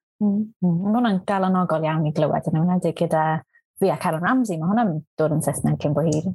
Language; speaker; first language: Welsh; native; Welsh